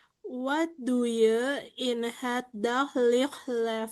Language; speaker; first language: Dutch; non-native, learner; Indonesian